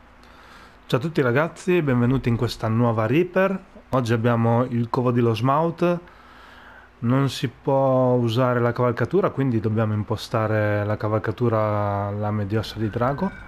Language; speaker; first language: Italian; native; Italian